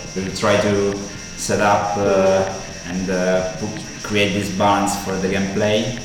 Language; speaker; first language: English; non-native, fluent; Italian